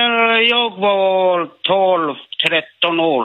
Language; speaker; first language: Swedish; non-native, learner; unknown